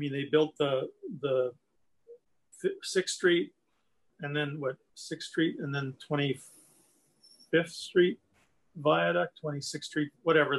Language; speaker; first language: English; native; English